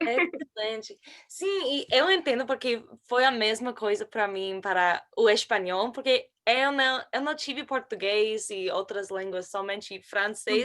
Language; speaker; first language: Portuguese; non-native, learner; English